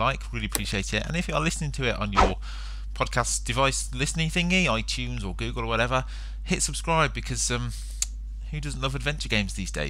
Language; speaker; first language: English; native; English